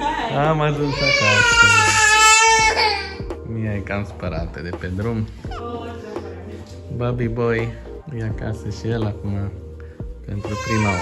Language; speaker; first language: Romanian; native; Romanian